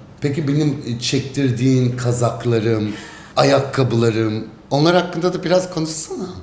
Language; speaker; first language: Turkish; native; Turkish